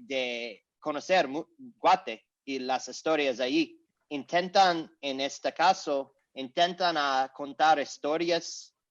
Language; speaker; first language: Spanish; non-native, learner; English